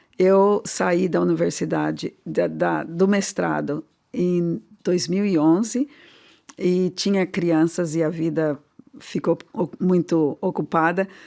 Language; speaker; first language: Portuguese; native; Portuguese